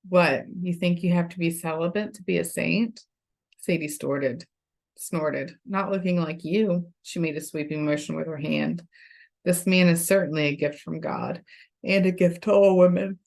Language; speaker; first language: English; native; English